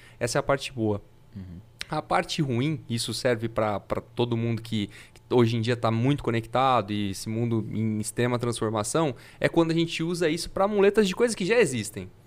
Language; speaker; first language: Portuguese; native; Portuguese